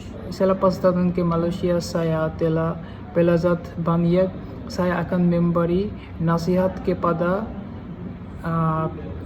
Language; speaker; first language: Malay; non-native, learner; Bangla